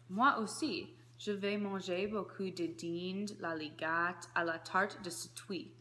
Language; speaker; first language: French; non-native, learner; English